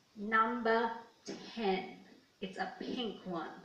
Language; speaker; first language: English; native; English